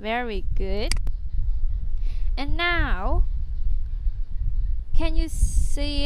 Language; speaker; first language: English; non-native, fluent; Vietnamese